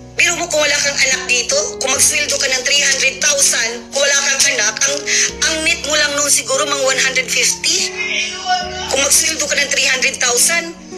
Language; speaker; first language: Filipino; non-native, local second language; Cebuano